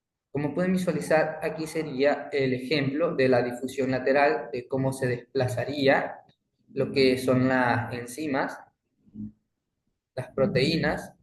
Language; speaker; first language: Spanish; native; Spanish